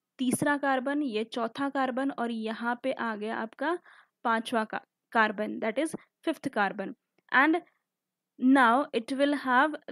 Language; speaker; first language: Hindi; native; Hindi